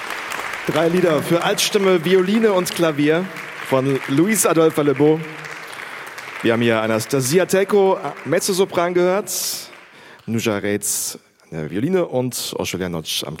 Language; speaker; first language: German; native; German